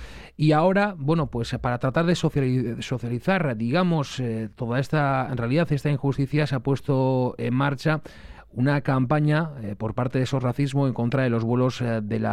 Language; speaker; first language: Spanish; native; Spanish